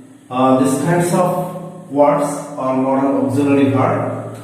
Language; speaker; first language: English; non-native, local second language; Bangla